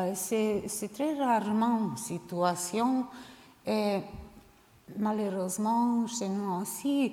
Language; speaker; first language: French; non-native, learner; Serbian